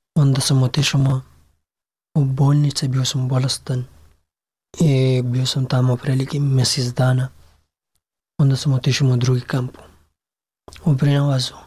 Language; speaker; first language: Serbian; non-native, learner; Pashto